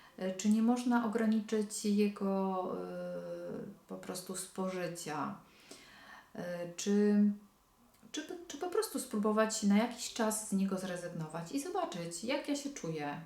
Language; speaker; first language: Polish; native; Polish